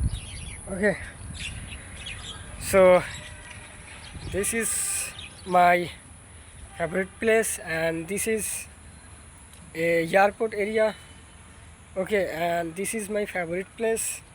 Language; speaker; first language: English; non-native, learner; Bangla